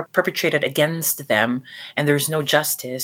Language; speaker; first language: English; non-native, local second language; Cebuano